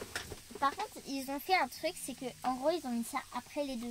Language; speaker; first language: French; native; French